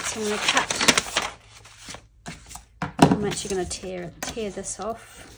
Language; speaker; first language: English; native; English